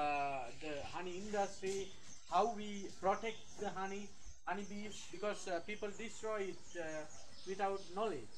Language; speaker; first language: English; non-native, fluent; Sinhala